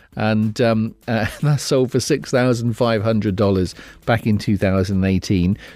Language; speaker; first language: English; native; English